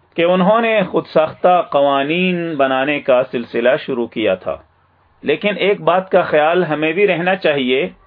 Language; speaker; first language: Urdu; native; Urdu